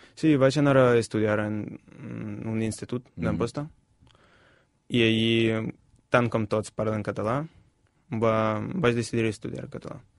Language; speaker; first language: Catalan; non-native, fluent; Ukrainian